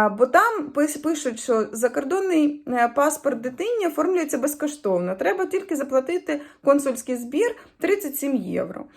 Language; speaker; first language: Ukrainian; native; Ukrainian